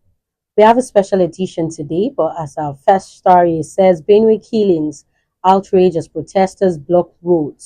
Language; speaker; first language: English; non-native, local second language; Yoruba